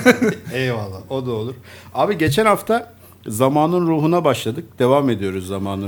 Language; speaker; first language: Turkish; native; Turkish